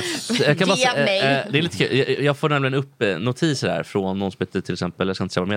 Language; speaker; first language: Swedish; native; Swedish